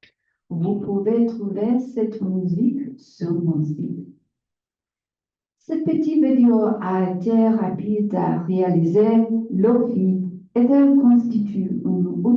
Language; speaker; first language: French; non-native, learner; English